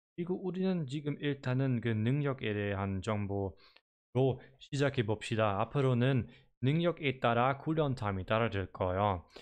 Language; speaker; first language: Korean; non-native, learner; German